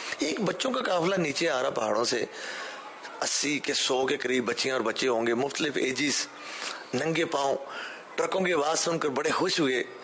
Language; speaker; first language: Urdu; early bilingual, heritage; Urdu